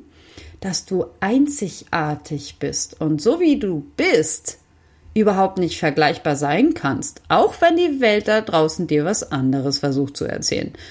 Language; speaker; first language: German; native; German